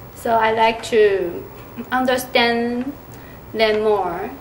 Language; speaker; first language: English; non-native, learner; Chinese